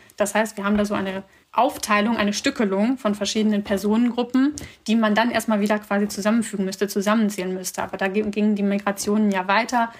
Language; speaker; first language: German; early bilingual, other home language; Russian